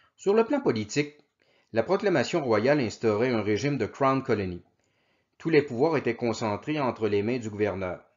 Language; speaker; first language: French; native; French